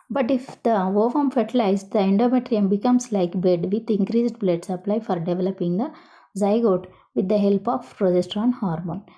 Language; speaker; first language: English; non-native, local second language; Telugu